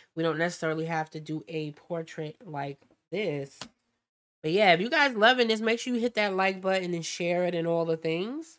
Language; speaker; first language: English; native; English